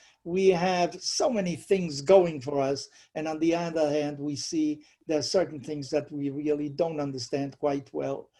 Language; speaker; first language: English; non-native, fluent; Spanish